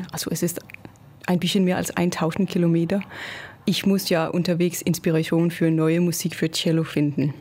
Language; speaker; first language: German; non-native, fluent; Danish